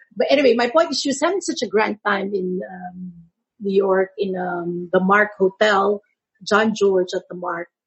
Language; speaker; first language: English; non-native, local second language; Filipino